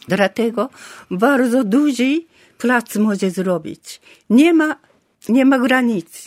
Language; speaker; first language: Polish; non-native, learner; Japanese